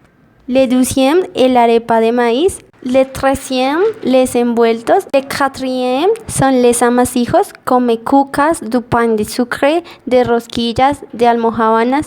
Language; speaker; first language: French; non-native, learner; Spanish